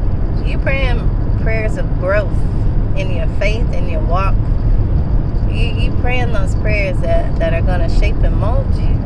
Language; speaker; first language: English; native; English